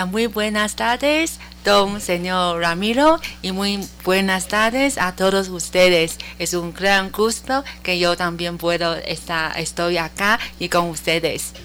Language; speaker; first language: Spanish; non-native, learner; Chinese